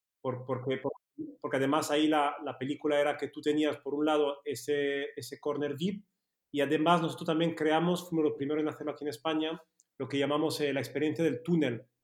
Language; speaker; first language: Spanish; early bilingual, heritage; Spanish